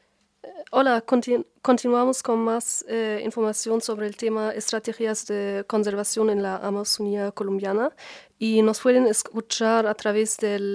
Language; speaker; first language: Spanish; non-native, learner; German